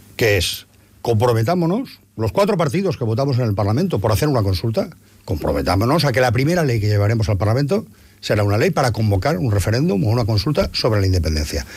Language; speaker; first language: Spanish; non-native, local second language; Catalan